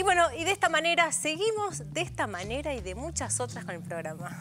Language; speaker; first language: Spanish; native; Spanish